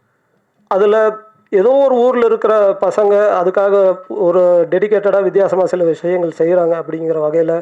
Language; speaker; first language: Tamil; native; Tamil